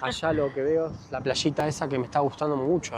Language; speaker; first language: Spanish; native; Spanish